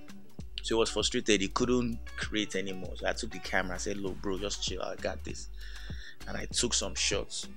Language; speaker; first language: English; non-native, local second language; Yoruba